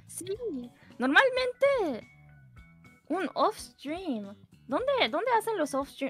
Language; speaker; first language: Spanish; non-native, learner; Japanese